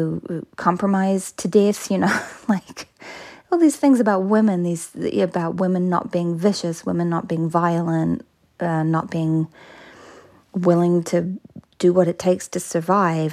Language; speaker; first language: English; native; English